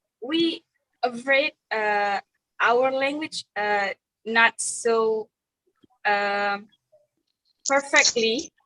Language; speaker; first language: English; non-native, learner; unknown